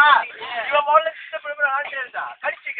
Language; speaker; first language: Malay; non-native, local second language; Tamil